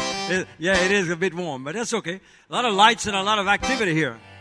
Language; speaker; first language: English; early bilingual, other home language; French